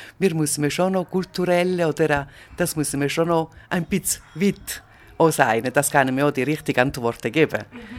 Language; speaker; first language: German; non-native, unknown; Italian